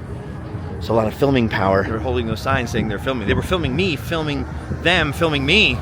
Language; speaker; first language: English; native; English